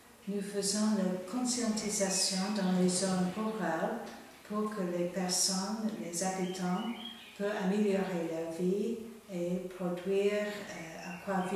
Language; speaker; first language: French; non-native, fluent; Bangla